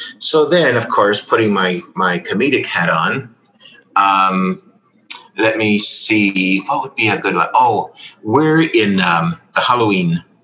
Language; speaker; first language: English; early bilingual, other home language; Spanish